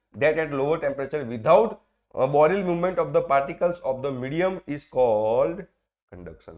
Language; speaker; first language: English; non-native, local second language; Gujarati